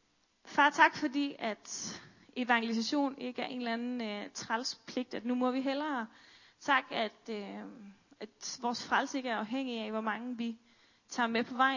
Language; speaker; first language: Danish; native; Danish